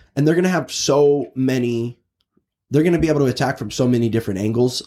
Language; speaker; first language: English; native; English